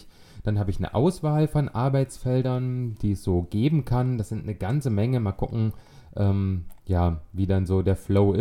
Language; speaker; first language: German; native; German